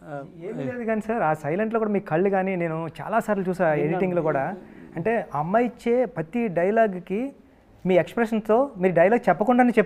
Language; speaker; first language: Telugu; native; Telugu